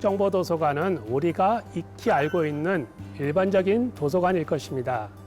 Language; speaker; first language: Korean; native; Korean